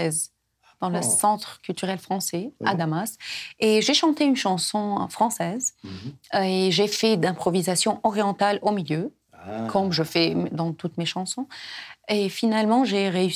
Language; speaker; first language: French; non-native, fluent; Arabic